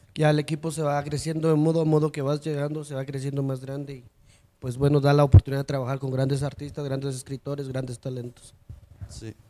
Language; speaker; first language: Spanish; early bilingual, heritage; Spanish